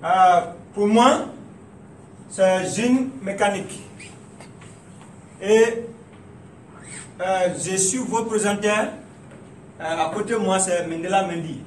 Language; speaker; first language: French; non-native, learner; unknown